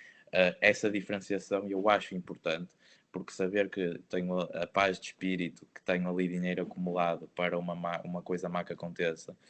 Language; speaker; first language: Portuguese; native; Portuguese